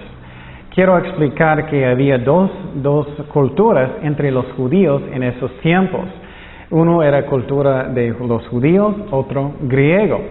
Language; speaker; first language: Spanish; non-native, fluent; English